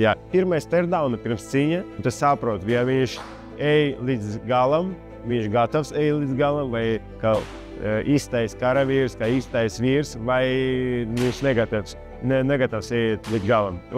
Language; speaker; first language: Latvian; non-native, local second language; Russian